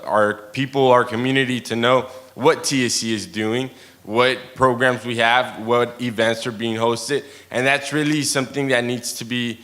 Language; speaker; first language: English; early bilingual, other home language; Spanish